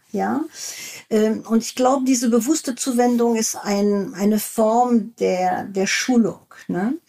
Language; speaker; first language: German; non-native, fluent; French